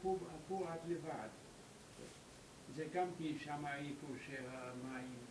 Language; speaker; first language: Hebrew; non-native, learner; German